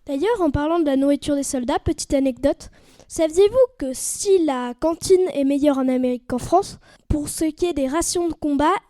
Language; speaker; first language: French; native; French